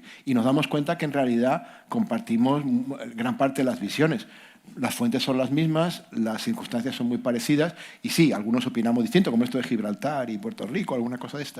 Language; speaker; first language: Spanish; native; Spanish